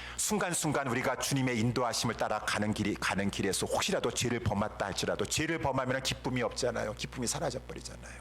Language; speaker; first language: Korean; native; Korean